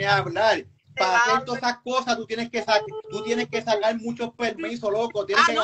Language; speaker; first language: Spanish; native; Spanish